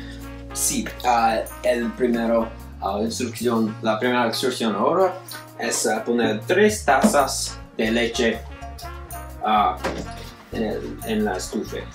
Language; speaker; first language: Spanish; non-native, learner; English